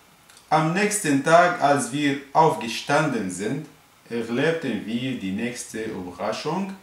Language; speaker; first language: German; non-native, fluent; Arabic